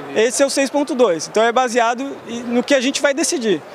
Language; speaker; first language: Portuguese; native; Portuguese